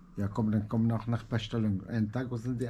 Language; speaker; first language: German; non-native, learner; Arabic